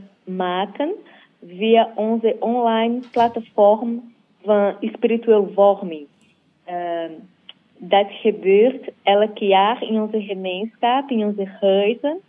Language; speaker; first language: Dutch; non-native, learner; Portuguese